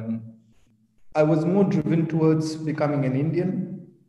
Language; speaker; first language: English; non-native, local second language; Pashto